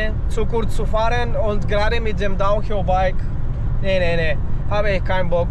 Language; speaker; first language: German; non-native, fluent; Polish